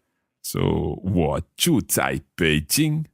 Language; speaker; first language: Chinese; non-native, learner; English